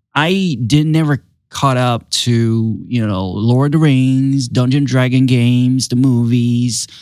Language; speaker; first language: English; non-native, fluent; Chinese